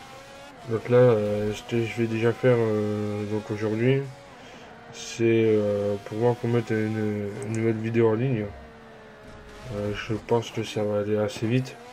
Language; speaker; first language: French; native; French